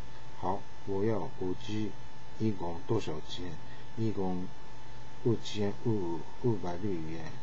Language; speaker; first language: Chinese; non-native, learner; Japanese